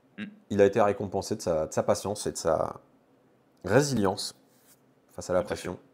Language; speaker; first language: French; native; French